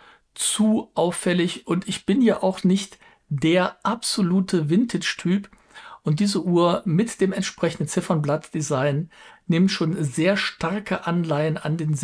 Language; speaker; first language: German; native; German